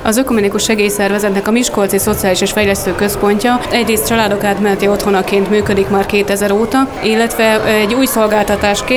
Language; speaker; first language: Hungarian; native; Hungarian